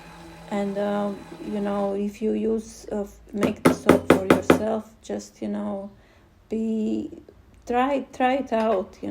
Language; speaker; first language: English; non-native, fluent; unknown